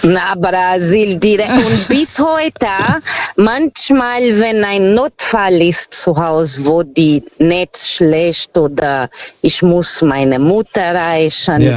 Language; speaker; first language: German; non-native, fluent; Portuguese